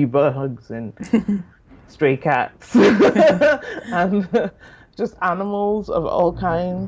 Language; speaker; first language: English; non-native, local second language; Yoruba